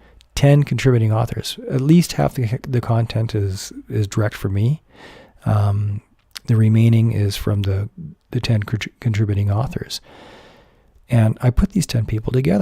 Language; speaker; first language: English; native; English